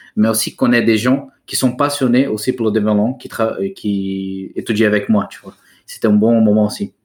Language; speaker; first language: French; non-native, fluent; Portuguese